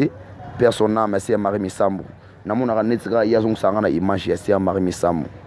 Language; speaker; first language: French; non-native, local second language; Lingala